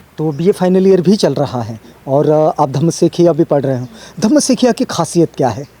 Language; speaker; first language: Hindi; native; Hindi